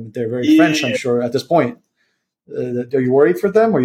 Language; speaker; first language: English; early bilingual, other home language; Vietnamese